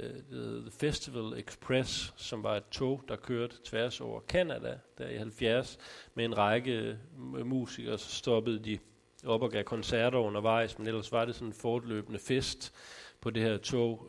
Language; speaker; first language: Danish; native; Danish